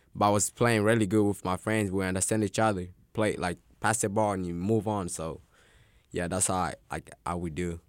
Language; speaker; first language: English; non-native, local second language; Swahili